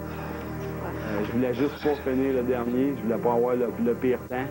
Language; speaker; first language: French; native; French